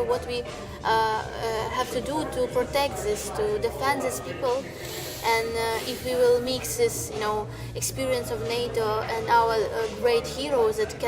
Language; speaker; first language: English; non-native, learner; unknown